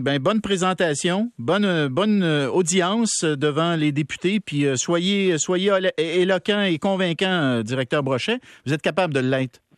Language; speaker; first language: French; native; French